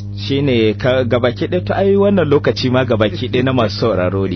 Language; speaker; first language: Hausa; native; Hausa